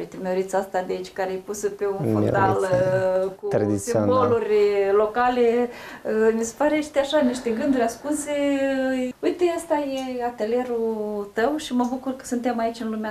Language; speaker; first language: Romanian; native; Romanian